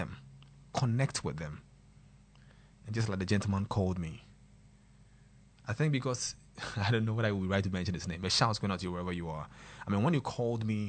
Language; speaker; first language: English; non-native, local second language; Akan